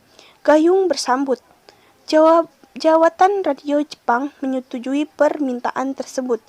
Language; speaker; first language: Indonesian; native; Indonesian